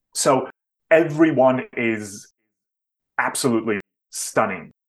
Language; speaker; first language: English; non-native, fluent; Dutch